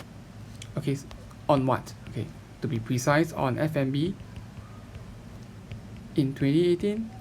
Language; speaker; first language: English; native; English